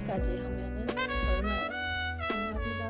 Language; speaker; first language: Korean; non-native, learner; Filipino